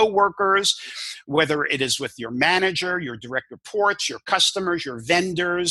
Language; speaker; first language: English; native; English